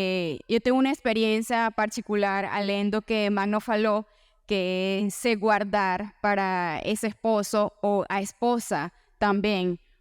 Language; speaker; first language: Portuguese; non-native, learner; Spanish